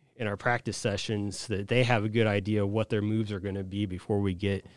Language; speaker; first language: English; native; English